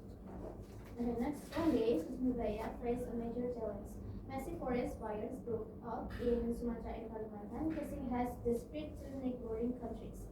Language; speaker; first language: English; non-native, learner; Indonesian